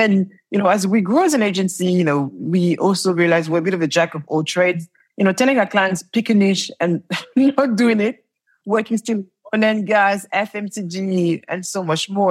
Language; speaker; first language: English; non-native, fluent; French